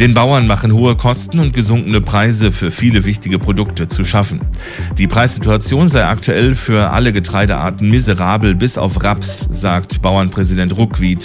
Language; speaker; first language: German; native; German